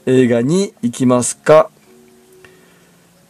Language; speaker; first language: Japanese; non-native, learner; English